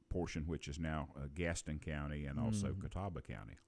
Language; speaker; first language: English; native; English